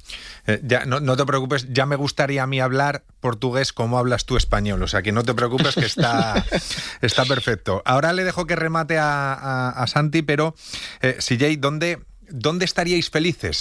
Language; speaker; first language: Spanish; native; Spanish